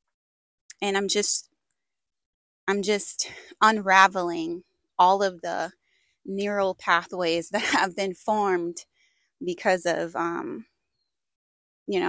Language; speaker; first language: English; native; English